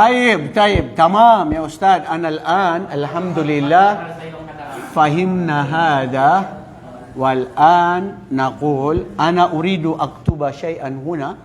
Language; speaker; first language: Arabic; non-native, fluent; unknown